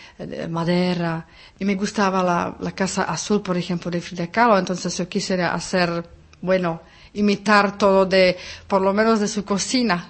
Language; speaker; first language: Spanish; non-native, fluent; Czech